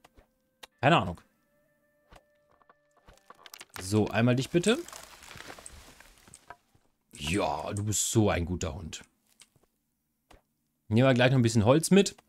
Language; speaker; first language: German; native; German